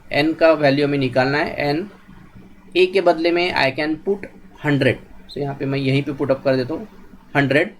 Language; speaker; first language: Hindi; non-native, local second language; Marathi